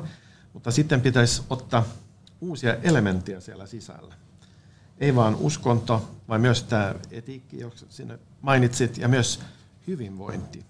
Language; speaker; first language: Finnish; non-native, learner; Swedish